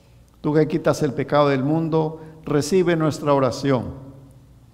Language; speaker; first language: Spanish; native; Spanish